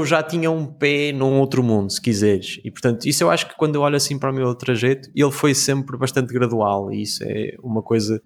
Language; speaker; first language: Portuguese; native; Portuguese